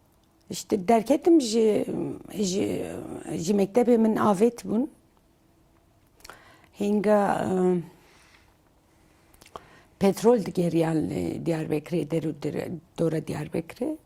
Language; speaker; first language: Kurdish; non-native, local second language; Turkish